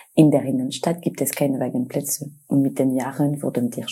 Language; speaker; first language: German; non-native, fluent; French